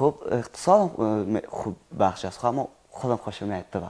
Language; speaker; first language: Persian; native; Persian